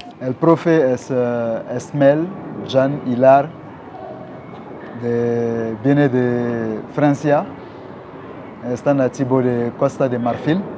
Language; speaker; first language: Spanish; non-native, learner; French